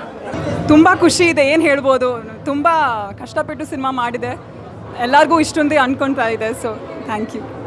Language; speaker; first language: Kannada; non-native, learner; Malayalam